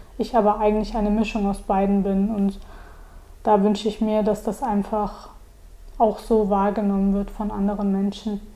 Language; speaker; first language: German; early bilingual, other home language; Turkish